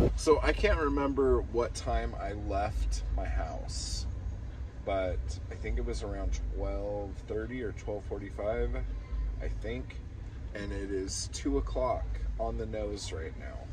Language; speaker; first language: English; native; English